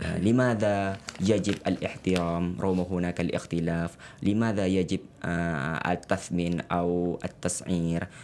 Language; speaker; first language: Arabic; non-native, fluent; Indonesian